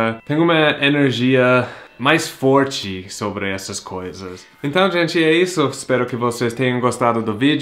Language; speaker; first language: Portuguese; non-native, fluent; English